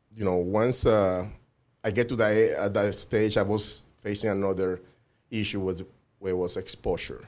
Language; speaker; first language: English; non-native, fluent; Spanish